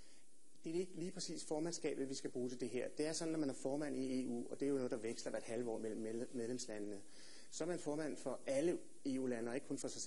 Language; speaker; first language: Danish; native; Danish